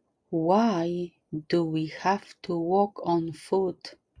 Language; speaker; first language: English; non-native, fluent; Polish